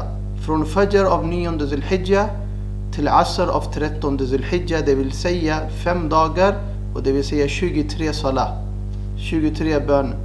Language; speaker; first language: Swedish; non-native, fluent; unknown